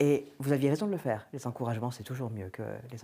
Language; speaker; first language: French; native; French